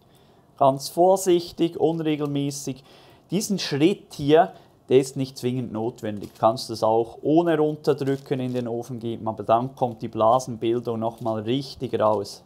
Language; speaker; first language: German; native; German